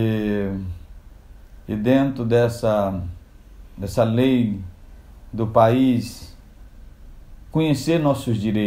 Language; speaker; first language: Portuguese; non-native, local second language; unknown